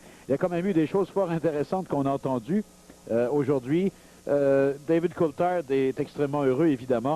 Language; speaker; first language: French; native; French